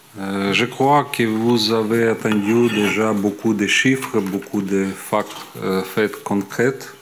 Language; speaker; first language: French; non-native, fluent; Ukrainian